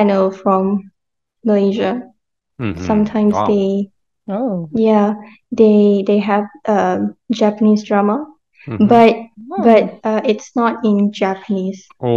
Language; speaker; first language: English; non-native, local second language; Malay